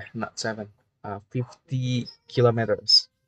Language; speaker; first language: English; non-native, learner; Indonesian